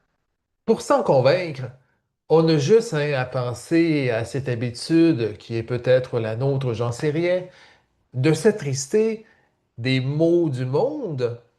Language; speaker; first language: French; native; French